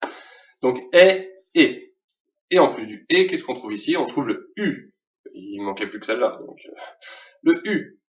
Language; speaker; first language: French; native; French